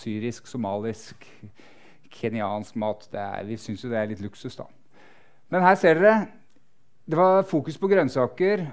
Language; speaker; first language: Norwegian; native; Norwegian